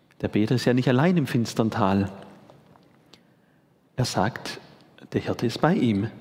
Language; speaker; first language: German; native; German